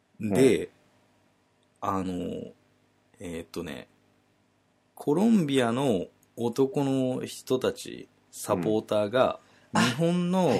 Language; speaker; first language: Japanese; native; Japanese